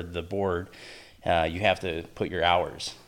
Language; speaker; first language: English; native; English